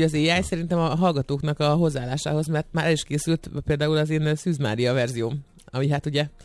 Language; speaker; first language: Hungarian; native; Hungarian